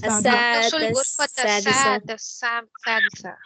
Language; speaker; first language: Arabic; non-native, learner; Tamil